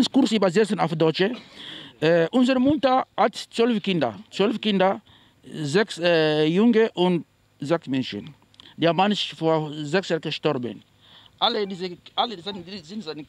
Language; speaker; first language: German; non-native, fluent; Portuguese